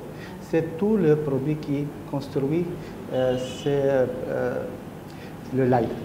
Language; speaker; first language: French; non-native, learner; Arabic